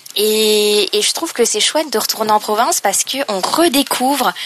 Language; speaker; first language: French; native; French